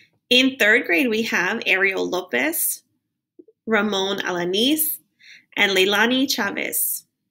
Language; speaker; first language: English; native; English